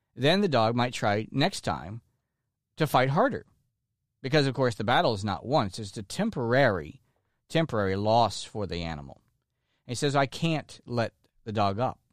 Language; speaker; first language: English; native; English